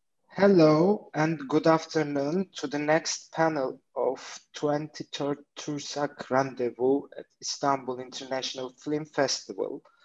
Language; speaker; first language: English; non-native, fluent; Turkish